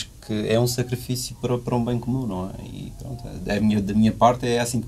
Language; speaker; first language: Portuguese; native; Portuguese